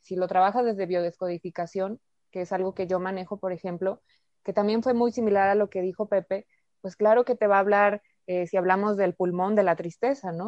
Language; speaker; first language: Spanish; native; Spanish